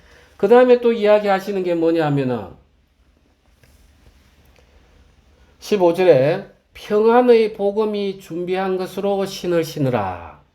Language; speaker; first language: Korean; native; Korean